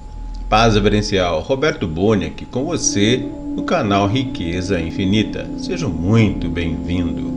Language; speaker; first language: Portuguese; native; Portuguese